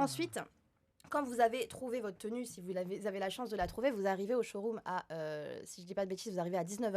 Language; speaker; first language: French; native; French